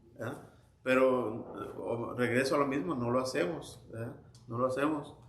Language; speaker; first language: Spanish; native; Spanish